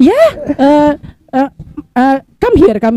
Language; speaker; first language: English; non-native, learner; Indonesian